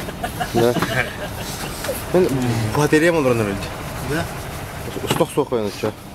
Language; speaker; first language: Russian; non-native, local second language; Yakut